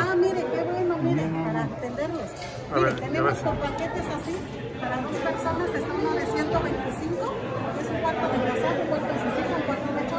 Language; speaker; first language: Spanish; native; Spanish